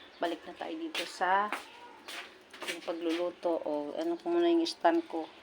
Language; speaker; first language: Filipino; non-native, local second language; Waray